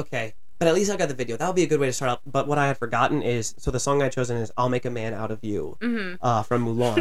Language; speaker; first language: English; native; English